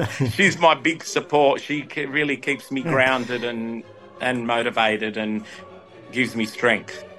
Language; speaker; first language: English; early bilingual, other home language; Italian